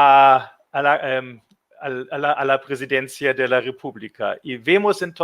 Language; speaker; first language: Spanish; non-native, fluent; German